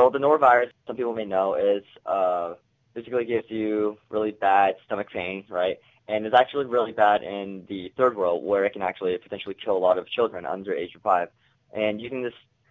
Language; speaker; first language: English; native; English